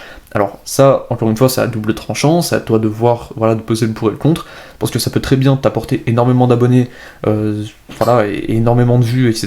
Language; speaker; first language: French; native; French